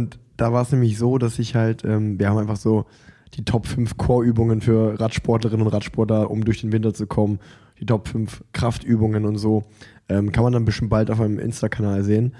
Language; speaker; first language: German; native; German